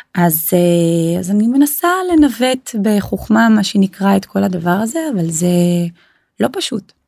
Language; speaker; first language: Hebrew; non-native, local second language; Arabic